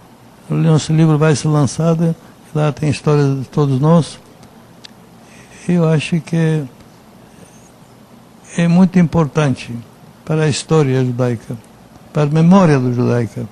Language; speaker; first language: Portuguese; non-native, fluent; Polish